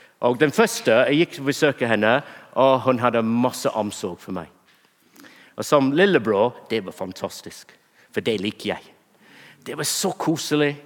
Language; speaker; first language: Norwegian; non-native, fluent; English